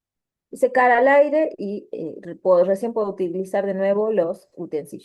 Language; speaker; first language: Spanish; native; Spanish